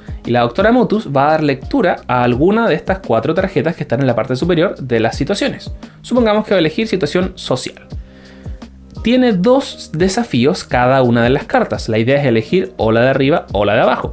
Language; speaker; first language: Spanish; native; Spanish